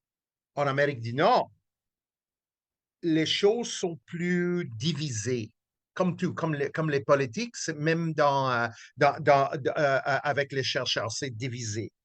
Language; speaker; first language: French; non-native, local second language; English